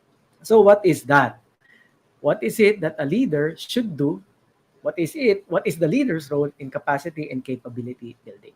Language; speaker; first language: English; non-native, local second language; Filipino